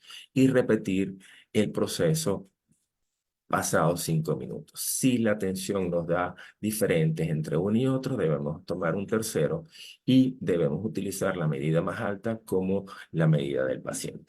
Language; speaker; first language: Spanish; native; Spanish